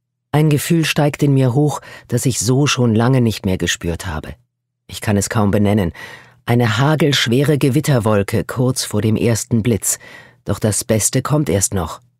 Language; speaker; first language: German; native; German